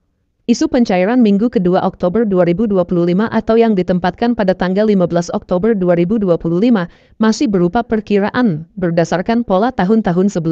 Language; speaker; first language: Indonesian; native; Indonesian